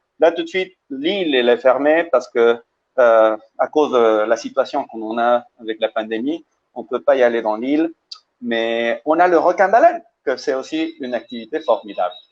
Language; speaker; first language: French; early bilingual, heritage; Spanish